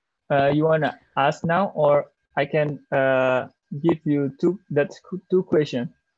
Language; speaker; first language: English; non-native, learner; Indonesian